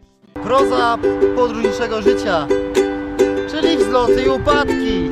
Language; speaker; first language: Polish; native; Polish